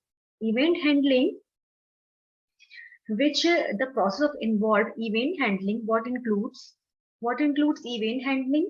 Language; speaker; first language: English; non-native, local second language; Hindi